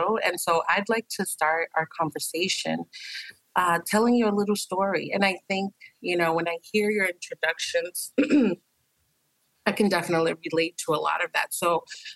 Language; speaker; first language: English; early bilingual, other home language; Spanish